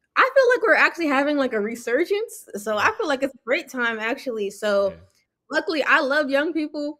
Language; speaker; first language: English; early bilingual, other home language; Yoruba